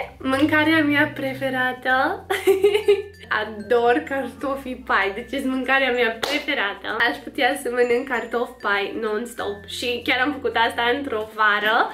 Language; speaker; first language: Romanian; early bilingual, other home language; English